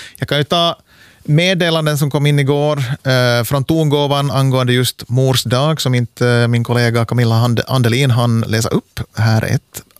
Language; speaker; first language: Swedish; native; Swedish